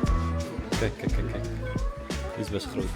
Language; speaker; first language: Dutch; early bilingual, other home language; Filipino